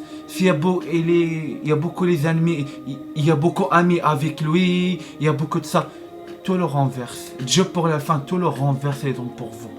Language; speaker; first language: French; non-native, learner; Arabic